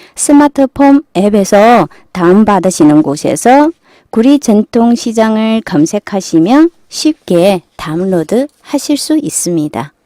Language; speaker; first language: Korean; non-native, fluent; Chinese